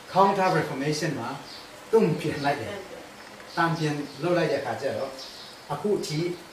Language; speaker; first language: Burmese; non-native, local second language; Tedim Chin